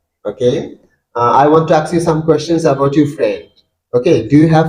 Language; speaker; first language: English; non-native, fluent; Bangla